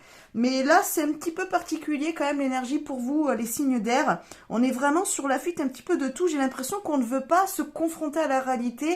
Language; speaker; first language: French; native; French